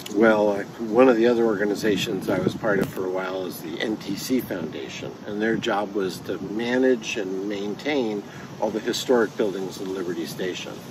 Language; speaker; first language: English; native; English